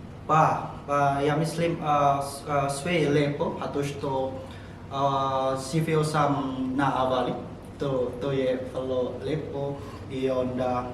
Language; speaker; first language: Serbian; non-native, learner; Indonesian